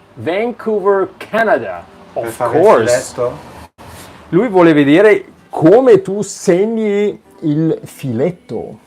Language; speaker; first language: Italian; non-native, fluent; German